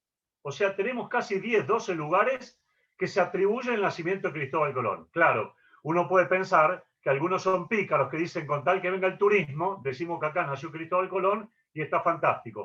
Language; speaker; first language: Spanish; native; Spanish